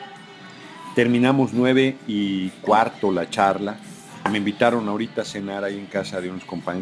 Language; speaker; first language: Spanish; native; Spanish